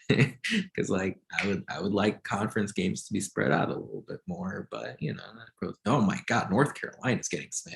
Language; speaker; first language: English; native; English